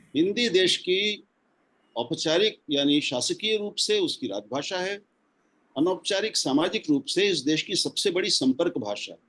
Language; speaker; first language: Hindi; non-native, local second language; Punjabi